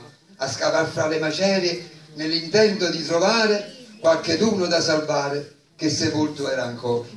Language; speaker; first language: Italian; native; Italian